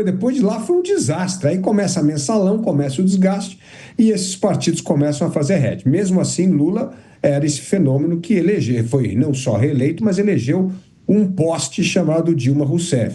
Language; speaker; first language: Portuguese; native; Portuguese